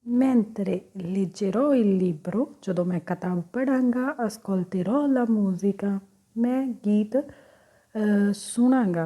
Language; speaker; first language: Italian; non-native, learner; Punjabi